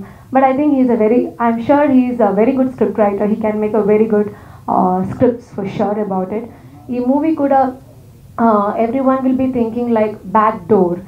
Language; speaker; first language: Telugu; non-native, learner; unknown